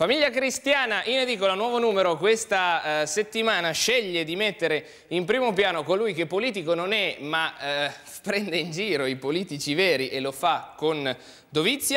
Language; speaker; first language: Italian; native; Italian